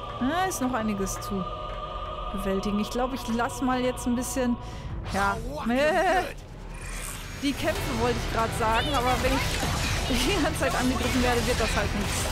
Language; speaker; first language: German; native; German